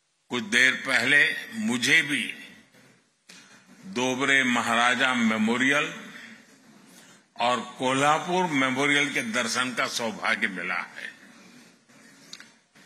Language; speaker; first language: Hindi; non-native, local second language; Gujarati